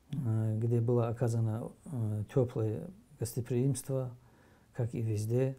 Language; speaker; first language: Russian; native; Russian